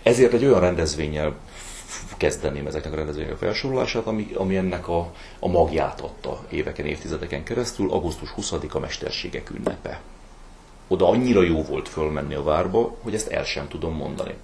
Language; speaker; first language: Hungarian; native; Hungarian